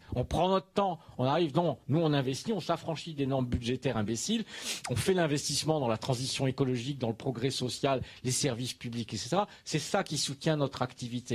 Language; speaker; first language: French; native; French